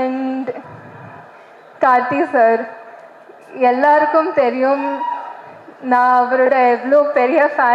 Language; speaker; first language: Tamil; non-native, learner; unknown